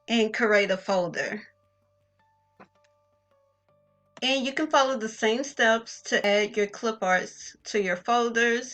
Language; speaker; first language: English; native; English